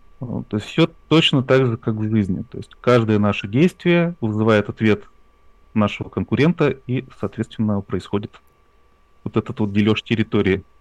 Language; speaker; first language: Russian; native; Russian